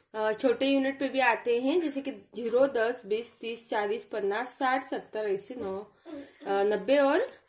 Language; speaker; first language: Hindi; non-native, local second language; Marathi